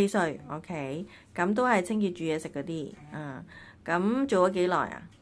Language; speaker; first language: Cantonese; native; Cantonese